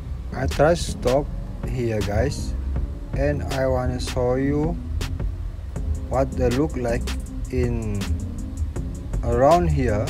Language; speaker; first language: English; non-native, learner; Indonesian